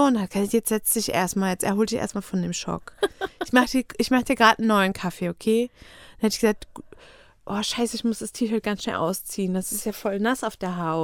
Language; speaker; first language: German; native; German